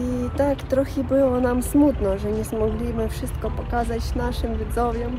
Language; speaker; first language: Polish; non-native, learner; Russian